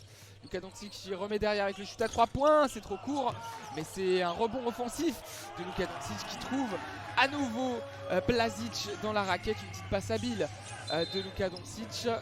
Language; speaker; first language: French; native; French